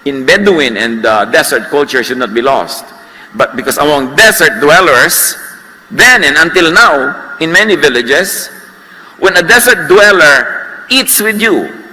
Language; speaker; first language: English; non-native, local second language; Filipino